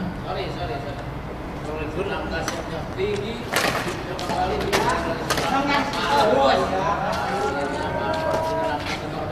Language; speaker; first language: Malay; non-native, local second language; Javanese